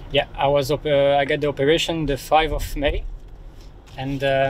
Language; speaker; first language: English; non-native, learner; French